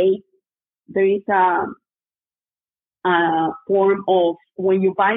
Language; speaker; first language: English; non-native, fluent; Spanish